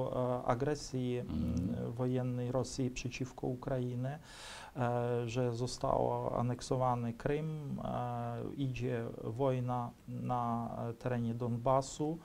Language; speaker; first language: Polish; non-native, fluent; Ukrainian